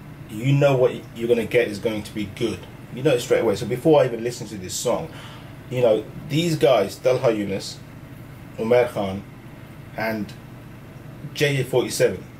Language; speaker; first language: English; early bilingual, other home language; Hindi